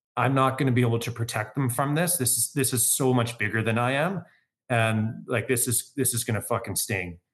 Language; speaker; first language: English; native; English